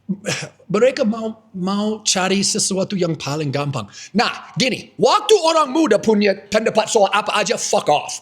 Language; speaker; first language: Indonesian; non-native, fluent; English